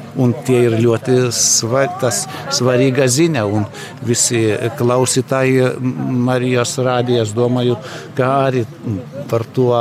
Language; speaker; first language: Latvian; non-native, learner; Lithuanian